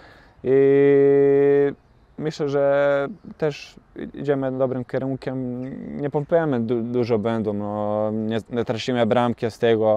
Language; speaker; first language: Polish; non-native, learner; Bosnian